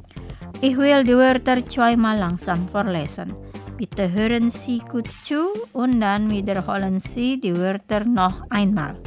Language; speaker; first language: German; non-native, fluent; Indonesian